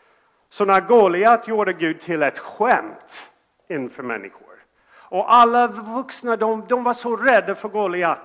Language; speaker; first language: Swedish; non-native, fluent; English